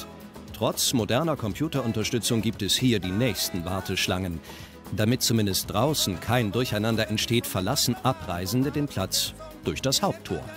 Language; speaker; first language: German; native; German